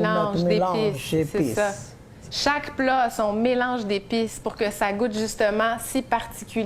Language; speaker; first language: French; native; French